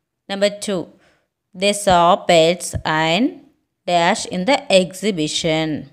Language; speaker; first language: English; non-native, local second language; Telugu